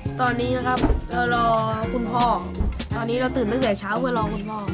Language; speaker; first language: Thai; native; Thai